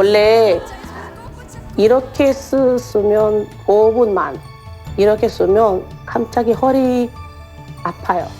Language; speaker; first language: Korean; non-native, learner; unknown